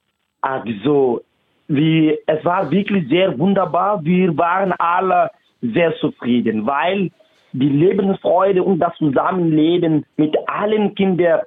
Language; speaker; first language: German; non-native, fluent; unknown